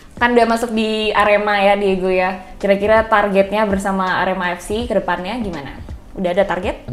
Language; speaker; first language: Indonesian; native; Indonesian